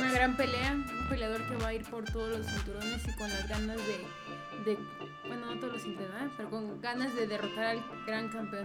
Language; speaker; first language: Spanish; native; Spanish